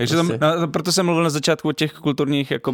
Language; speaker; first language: Czech; native; Czech